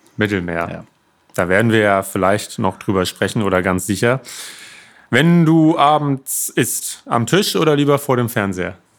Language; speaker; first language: German; native; German